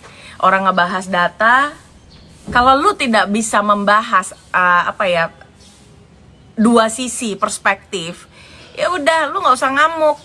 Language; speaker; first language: Indonesian; native; Indonesian